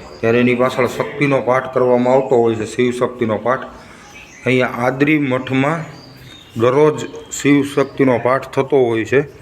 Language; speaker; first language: Gujarati; native; Gujarati